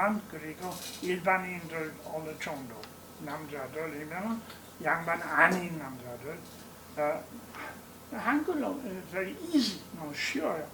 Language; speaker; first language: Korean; non-native, fluent; English